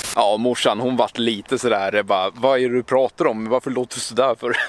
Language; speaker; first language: Swedish; native; Swedish